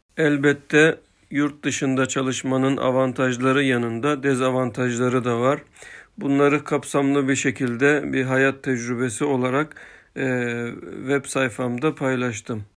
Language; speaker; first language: Turkish; early bilingual, heritage; Turkish